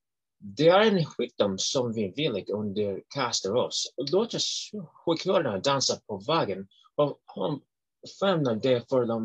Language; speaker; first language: Swedish; non-native, learner; English